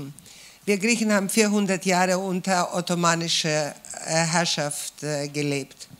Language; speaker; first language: German; non-native, fluent; Greek